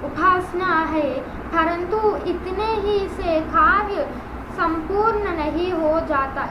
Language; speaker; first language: Hindi; non-native, local second language; Telugu